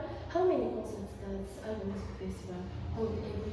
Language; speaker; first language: English; non-native, learner; Japanese